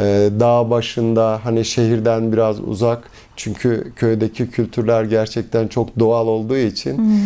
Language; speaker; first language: Turkish; early bilingual, heritage; Turkish